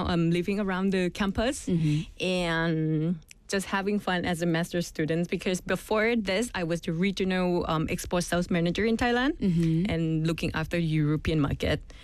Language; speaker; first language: English; non-native, fluent; Thai